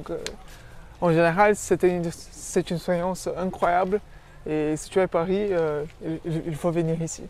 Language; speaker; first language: French; non-native, fluent; Portuguese